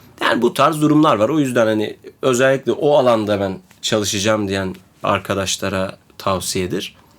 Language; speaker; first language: Turkish; native; Turkish